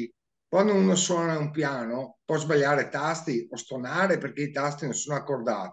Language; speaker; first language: Italian; native; Italian